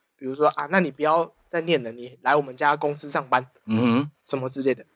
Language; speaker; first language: Chinese; native; Chinese